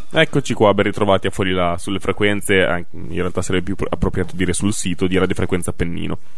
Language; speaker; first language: Italian; native; Italian